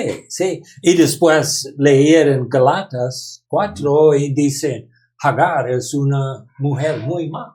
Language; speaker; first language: Spanish; non-native, learner; English